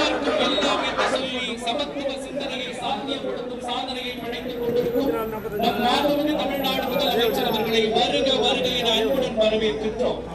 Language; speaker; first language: Tamil; native; Tamil